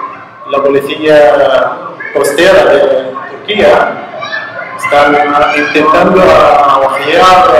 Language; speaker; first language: Spanish; non-native, learner; Arabic